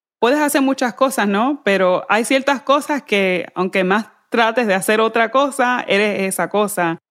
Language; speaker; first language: Spanish; early bilingual, heritage; Spanish